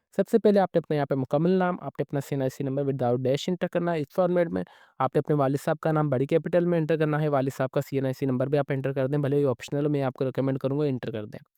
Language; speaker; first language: Hindi; non-native, local second language; Punjabi